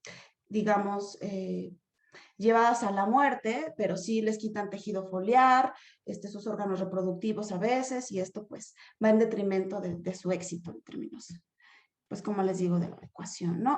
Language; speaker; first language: Spanish; native; Spanish